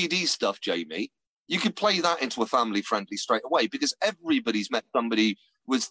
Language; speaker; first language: English; native; English